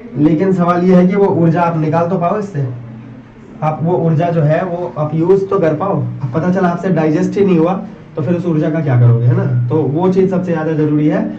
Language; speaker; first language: Hindi; native; Hindi